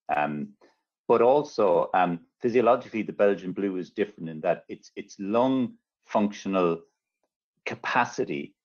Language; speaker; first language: English; native; English